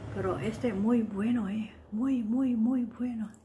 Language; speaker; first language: Spanish; non-native, learner; Indonesian